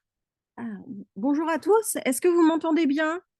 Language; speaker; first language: French; native; French